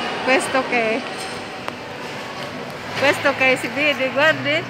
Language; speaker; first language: Italian; non-native, learner; Filipino